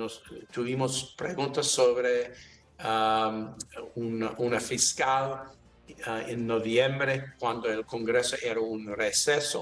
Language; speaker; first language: Spanish; non-native, learner; English